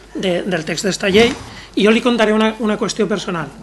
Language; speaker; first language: Catalan; non-native, local second language; Spanish